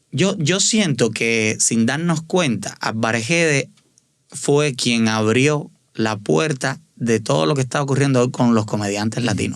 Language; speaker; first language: Spanish; native; Spanish